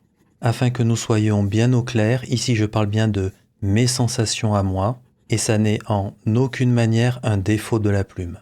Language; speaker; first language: French; native; French